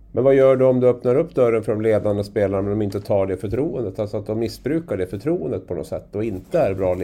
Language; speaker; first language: Swedish; native; Swedish